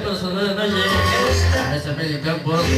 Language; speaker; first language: Spanish; native; Spanish